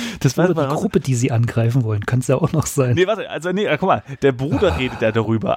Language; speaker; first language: German; native; German